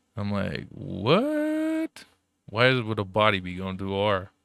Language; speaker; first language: English; early bilingual, other home language; German